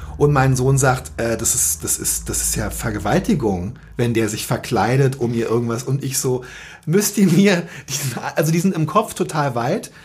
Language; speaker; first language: German; native; German